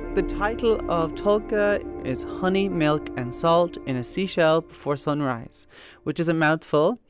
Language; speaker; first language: English; native; English